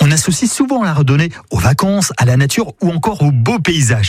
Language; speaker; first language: French; native; French